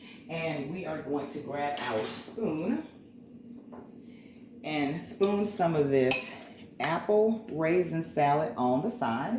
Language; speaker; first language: English; native; English